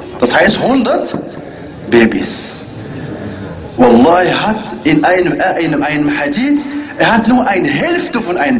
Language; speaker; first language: German; non-native, learner; Arabic